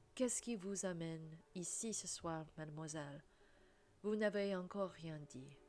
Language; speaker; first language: French; non-native, learner; English